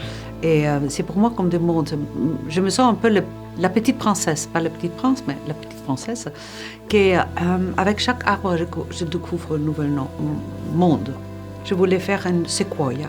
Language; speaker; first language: French; non-native, fluent; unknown